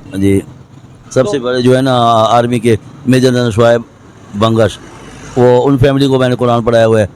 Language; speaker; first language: Urdu; non-native, local second language; Pashto